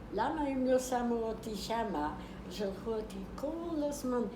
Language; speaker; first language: Hebrew; non-native, fluent; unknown